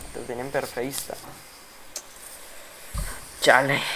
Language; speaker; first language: Spanish; native; Spanish